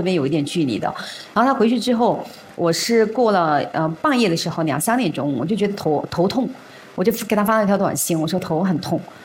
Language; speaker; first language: Chinese; native; Chinese